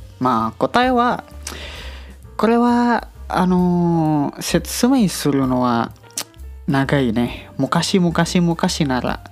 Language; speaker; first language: Japanese; non-native, learner; Indonesian